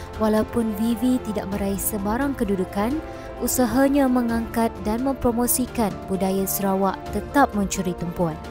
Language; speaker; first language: Malay; native; Malay